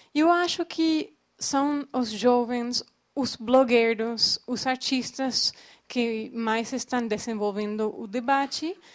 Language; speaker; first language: Portuguese; non-native, fluent; English